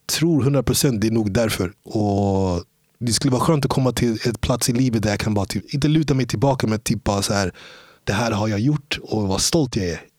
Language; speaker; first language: Swedish; early bilingual, other home language; English